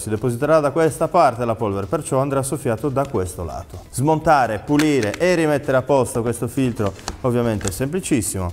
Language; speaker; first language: Italian; native; Italian